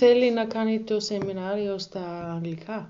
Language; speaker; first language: Greek; non-native, learner; German